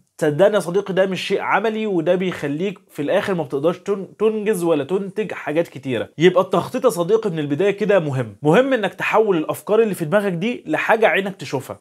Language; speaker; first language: Arabic; native; Arabic